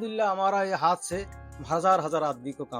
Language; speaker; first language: Hindi; non-native, fluent; Bangla